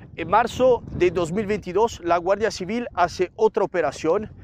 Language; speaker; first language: Spanish; non-native, fluent; Italian